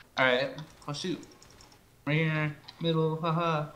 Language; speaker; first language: English; native; English